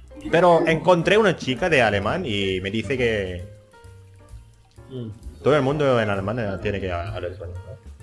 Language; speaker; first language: Spanish; non-native, learner; Indonesian